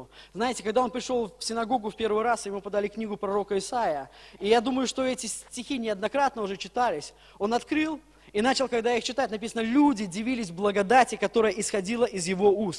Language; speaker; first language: Russian; native; Russian